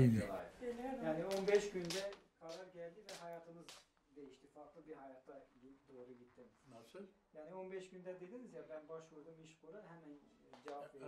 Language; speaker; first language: Turkish; non-native, local second language; Kurdish